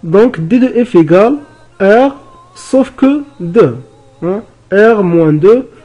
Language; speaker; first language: French; non-native, local second language; Arabic